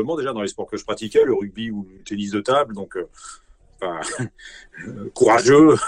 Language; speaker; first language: French; native; French